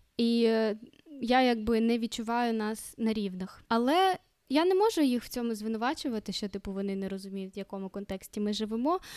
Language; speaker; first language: Ukrainian; non-native, local second language; Russian